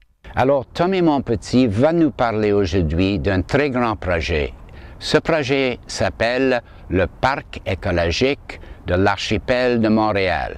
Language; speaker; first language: French; non-native, fluent; English